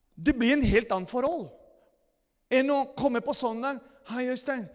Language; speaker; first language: Norwegian; non-native, fluent; Spanish